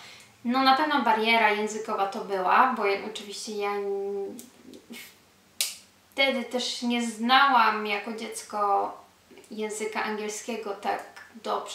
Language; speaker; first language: Polish; early bilingual, heritage; Polish